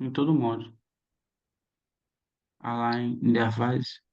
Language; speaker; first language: German; non-native, learner; Portuguese